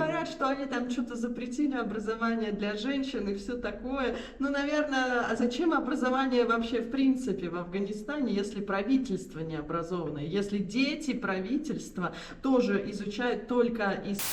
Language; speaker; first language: Russian; native; Russian